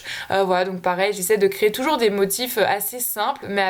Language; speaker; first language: French; native; French